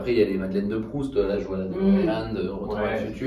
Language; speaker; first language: French; native; French